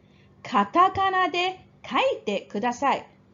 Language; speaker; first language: Japanese; non-native, fluent; English